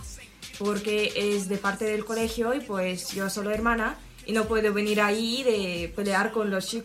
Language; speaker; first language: Spanish; non-native, learner; Ukrainian